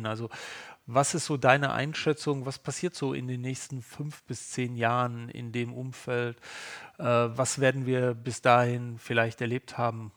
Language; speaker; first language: German; native; German